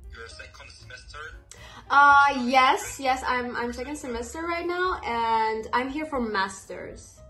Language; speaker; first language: English; non-native, fluent; Persian